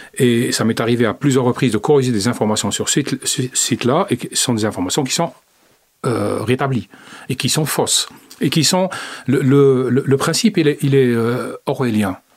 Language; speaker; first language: French; non-native, local second language; Arabic